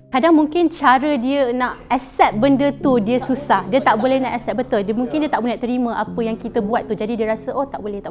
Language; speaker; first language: Malay; native; Malay